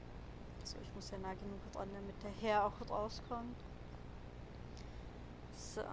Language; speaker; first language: German; native; German